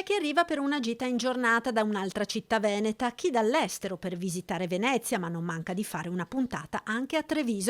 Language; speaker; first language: Italian; native; Italian